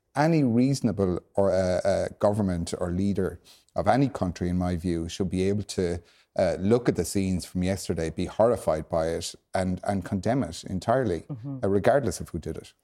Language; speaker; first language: English; native; English